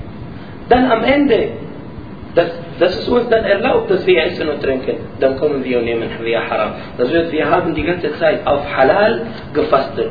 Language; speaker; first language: German; non-native, learner; Arabic